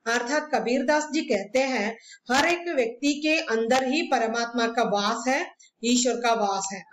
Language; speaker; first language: Hindi; non-native, local second language; Malayalam